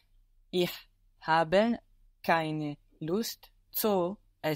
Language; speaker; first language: German; non-native, learner; English